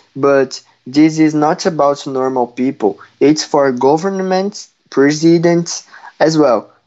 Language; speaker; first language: English; non-native, fluent; Portuguese